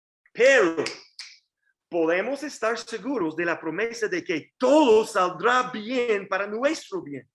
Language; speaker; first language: Spanish; non-native, learner; English